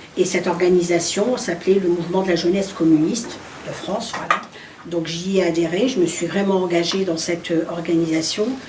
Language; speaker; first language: French; early bilingual, other home language; Arabic